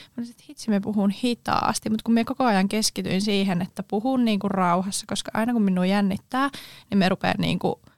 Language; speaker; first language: Finnish; native; Finnish